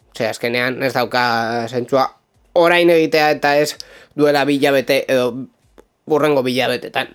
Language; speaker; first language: Basque; non-native, local second language; Spanish